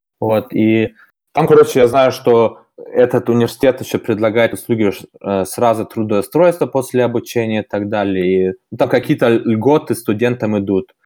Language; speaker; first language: Russian; early bilingual, heritage; German